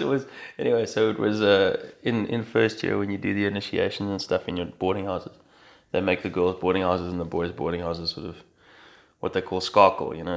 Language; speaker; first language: English; native; English